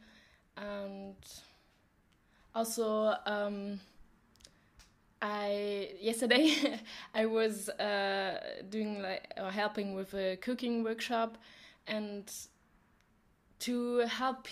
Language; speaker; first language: English; non-native, fluent; German